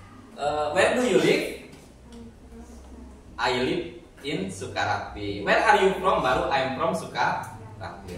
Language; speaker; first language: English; non-native, fluent; Indonesian